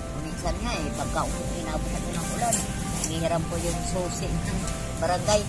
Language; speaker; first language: Filipino; non-native, local second language; Masbatenyo